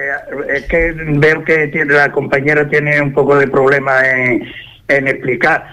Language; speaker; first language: Spanish; native; Spanish